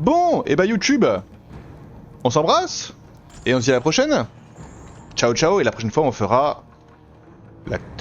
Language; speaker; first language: French; native; French